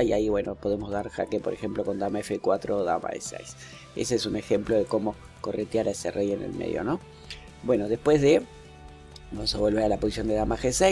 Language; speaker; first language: Spanish; native; Spanish